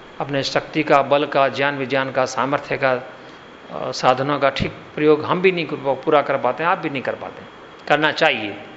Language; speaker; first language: Hindi; non-native, local second language; Gujarati